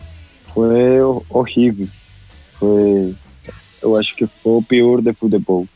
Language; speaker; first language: Portuguese; non-native, local second language; Spanish